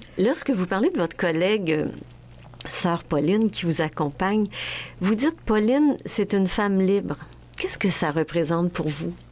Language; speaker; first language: French; native; French